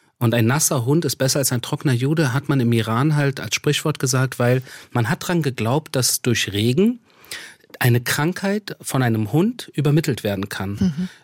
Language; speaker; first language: German; early bilingual, other home language; Persian